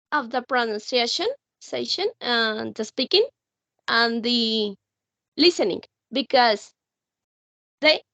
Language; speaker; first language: English; non-native, learner; Spanish